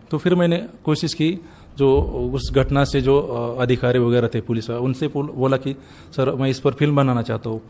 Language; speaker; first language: Hindi; non-native, local second language; Marathi